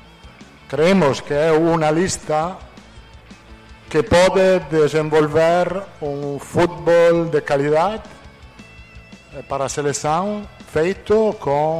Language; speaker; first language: Portuguese; non-native, fluent; Italian